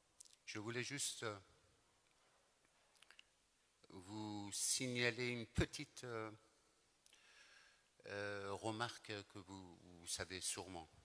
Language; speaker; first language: French; non-native, fluent; Persian